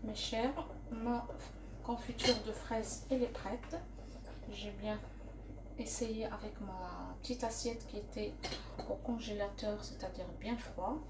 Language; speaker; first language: French; non-native, local second language; Arabic